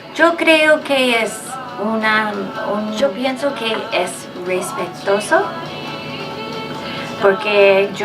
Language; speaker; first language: Spanish; non-native, fluent; English